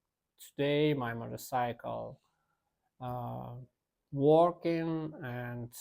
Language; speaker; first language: English; non-native, learner; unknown